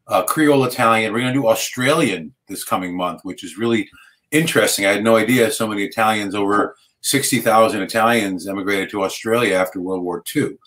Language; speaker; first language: English; native; English